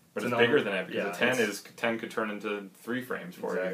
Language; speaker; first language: English; native; English